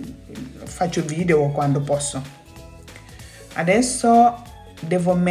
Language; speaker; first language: Italian; non-native, fluent; Wolof